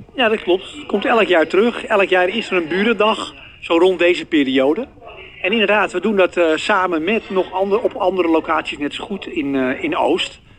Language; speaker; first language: Dutch; native; Dutch